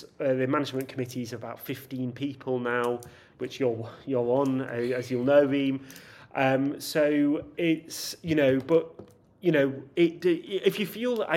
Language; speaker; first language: English; native; English